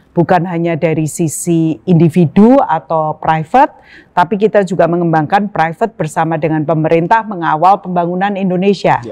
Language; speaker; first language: Indonesian; native; Indonesian